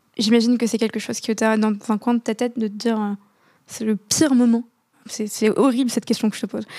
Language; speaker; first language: French; non-native, local second language; Arabic